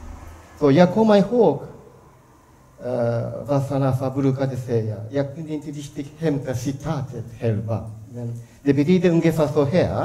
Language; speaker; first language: Swedish; non-native, fluent; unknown